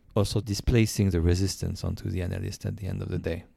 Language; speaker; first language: English; non-native, fluent; French